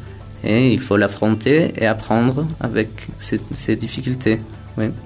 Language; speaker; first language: French; non-native, fluent; Spanish